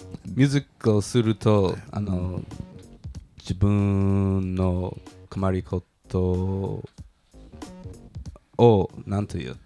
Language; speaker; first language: Japanese; non-native, learner; English